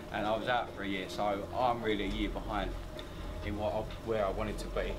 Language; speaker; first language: English; native; English